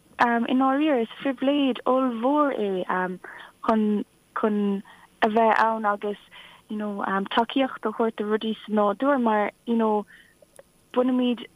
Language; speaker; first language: Irish; non-native, local second language; English